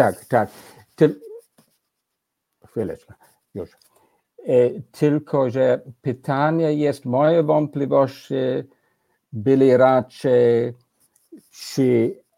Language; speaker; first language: Polish; non-native, fluent; English